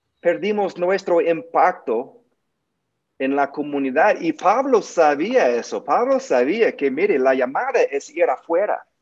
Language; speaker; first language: Spanish; non-native, learner; English